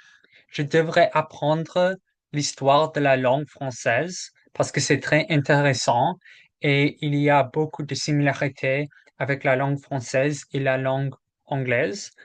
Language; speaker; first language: French; non-native, learner; English